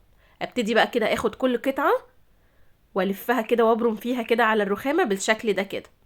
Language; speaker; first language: Arabic; native; Arabic